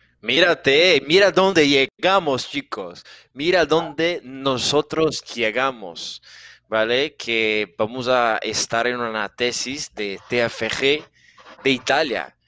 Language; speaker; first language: Spanish; non-native, fluent; Portuguese